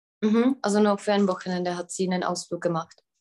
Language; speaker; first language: German; non-native, fluent; Czech